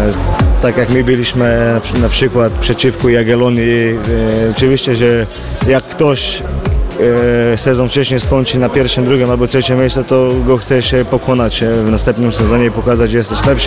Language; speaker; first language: Polish; non-native, fluent; Slovenian